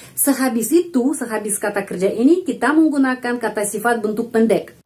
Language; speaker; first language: Indonesian; non-native, fluent; Russian